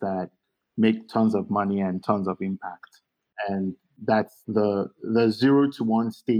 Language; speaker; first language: English; non-native, local second language; Yoruba